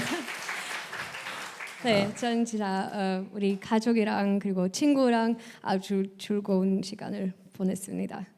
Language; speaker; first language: Korean; early bilingual, heritage; Swiss German